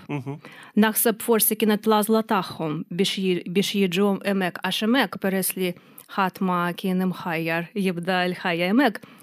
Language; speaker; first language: Maltese; non-native, fluent; Russian